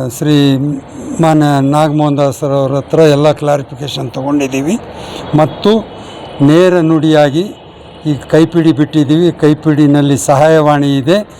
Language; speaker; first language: Kannada; non-native, local second language; Lambadi